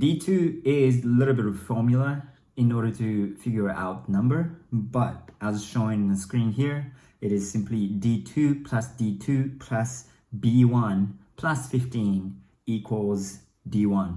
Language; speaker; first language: English; non-native, fluent; Japanese